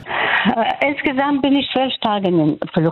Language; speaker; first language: German; non-native, fluent; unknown